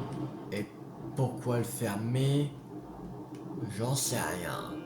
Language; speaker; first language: French; native; French